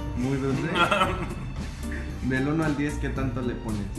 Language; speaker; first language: Spanish; native; Spanish